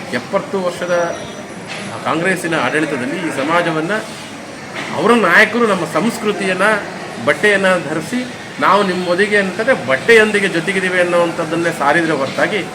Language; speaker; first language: Kannada; non-native, local second language; Lambadi